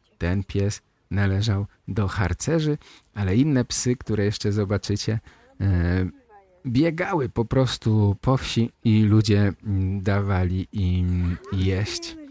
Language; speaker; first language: Polish; native; Polish